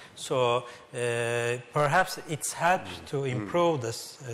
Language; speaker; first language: English; non-native, learner; Turkish